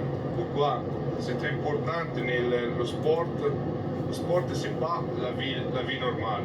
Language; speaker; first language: French; non-native, learner; Italian